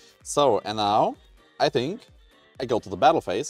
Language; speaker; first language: English; non-native, learner; German